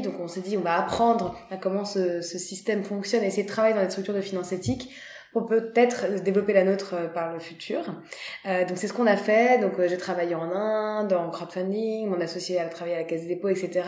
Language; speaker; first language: French; native; French